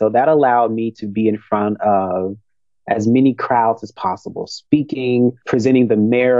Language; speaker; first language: English; native; English